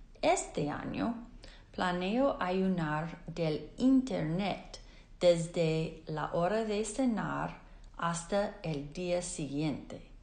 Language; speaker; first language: Spanish; non-native, fluent; English